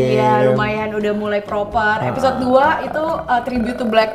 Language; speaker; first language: Indonesian; native; Indonesian